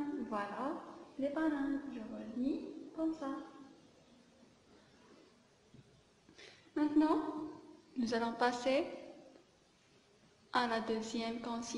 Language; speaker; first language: French; non-native, local second language; Arabic